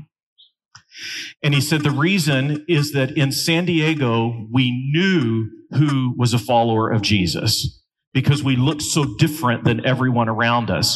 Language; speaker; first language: English; native; English